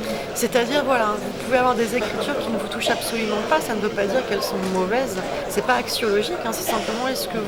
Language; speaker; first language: French; native; French